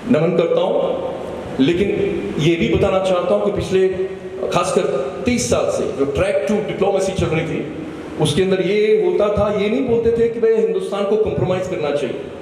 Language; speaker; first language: Urdu; non-native, local second language; Kashmiri